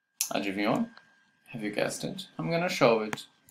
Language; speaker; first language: English; non-native, fluent; Portuguese